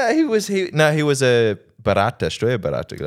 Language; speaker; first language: German; non-native, learner; English